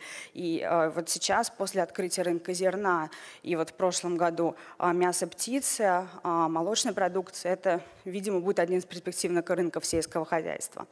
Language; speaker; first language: Russian; native; Russian